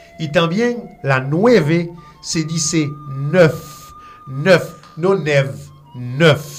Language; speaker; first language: Spanish; non-native, fluent; French